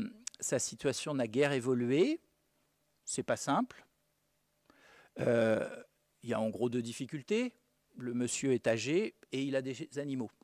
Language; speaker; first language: French; native; French